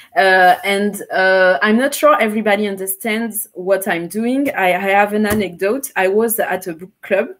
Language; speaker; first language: English; non-native, fluent; French